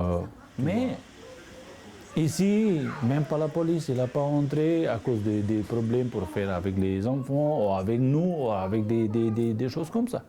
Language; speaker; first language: French; non-native, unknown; Romany